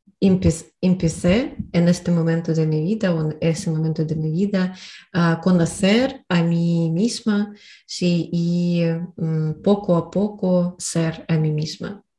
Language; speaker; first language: Spanish; non-native, learner; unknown